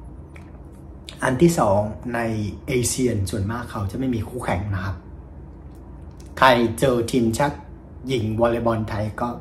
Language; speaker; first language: Thai; non-native, fluent; Vietnamese